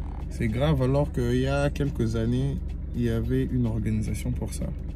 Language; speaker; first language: French; non-native, local second language; Swahili